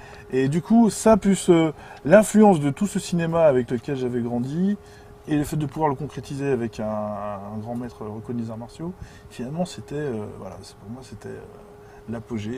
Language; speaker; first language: French; native; French